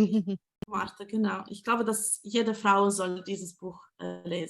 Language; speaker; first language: German; non-native, fluent; Ukrainian